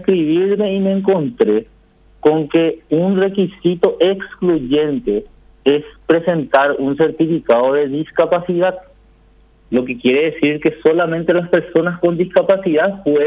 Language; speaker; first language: Spanish; native; Spanish